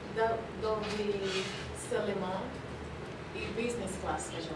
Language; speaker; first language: Russian; non-native, learner; English